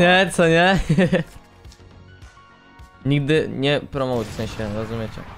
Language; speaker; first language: Polish; native; Polish